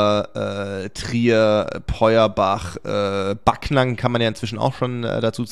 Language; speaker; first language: German; native; German